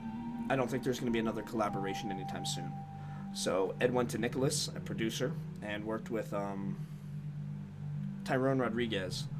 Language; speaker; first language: English; native; English